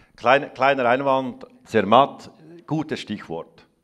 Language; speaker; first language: German; native; German